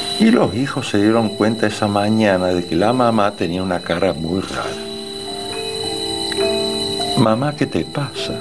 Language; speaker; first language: Spanish; native; Spanish